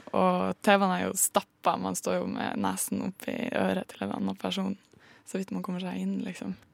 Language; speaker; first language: Norwegian; native; Norwegian